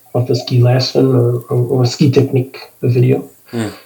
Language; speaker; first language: English; non-native, fluent; Spanish